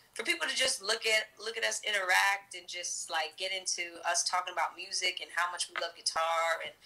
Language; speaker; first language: English; native; English